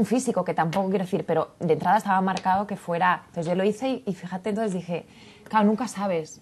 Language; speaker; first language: Spanish; native; Spanish